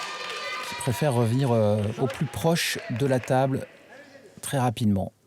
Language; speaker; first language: French; native; French